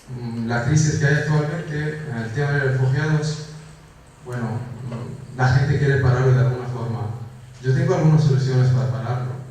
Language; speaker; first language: Spanish; non-native, fluent; Kurdish